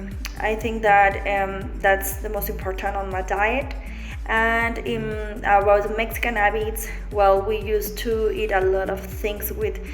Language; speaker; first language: English; non-native, learner; Spanish